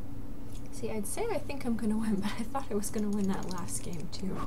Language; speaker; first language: English; native; English